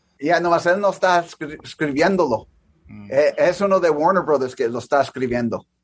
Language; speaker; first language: Spanish; early bilingual, heritage; English